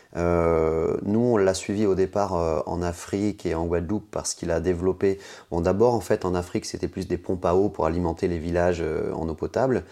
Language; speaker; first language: French; native; French